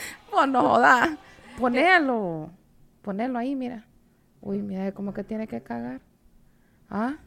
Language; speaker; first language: Spanish; early bilingual, heritage; Spanish